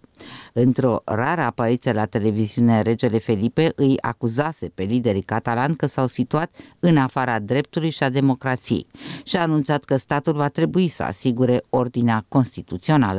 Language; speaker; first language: Romanian; native; Romanian